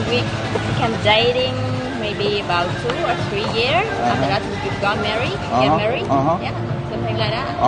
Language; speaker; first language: English; non-native, learner; Vietnamese